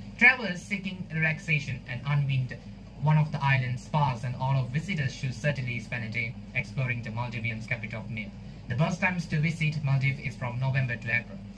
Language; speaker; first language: English; non-native, local second language; Tamil